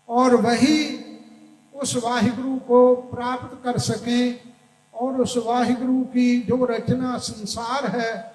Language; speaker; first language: Hindi; non-native, local second language; Punjabi